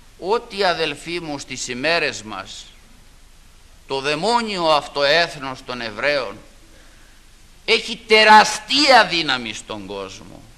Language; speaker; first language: Greek; native; Greek